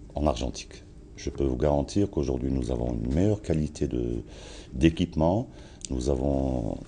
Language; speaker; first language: French; non-native, local second language; Arabic